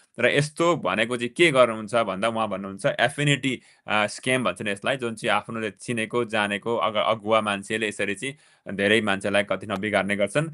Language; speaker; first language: Nepali; native; Nepali